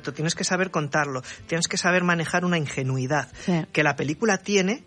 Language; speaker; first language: Spanish; native; Spanish